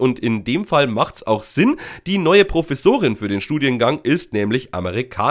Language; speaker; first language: German; native; German